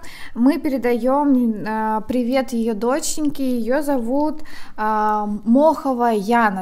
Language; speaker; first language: Russian; native; Russian